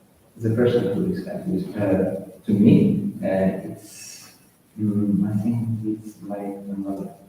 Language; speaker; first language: English; non-native, learner; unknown